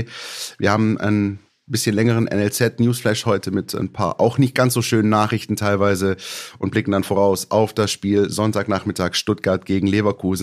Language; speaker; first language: German; native; German